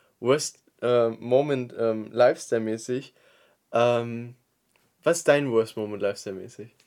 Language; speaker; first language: German; native; German